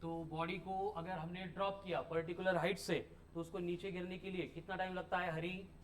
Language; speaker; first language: Hindi; non-native, local second language; Marathi